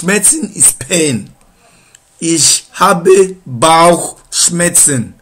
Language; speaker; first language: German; non-native, learner; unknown